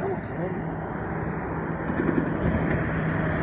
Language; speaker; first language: French; non-native, fluent; Bulgarian